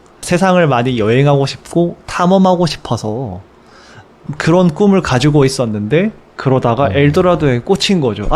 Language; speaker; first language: Korean; native; Korean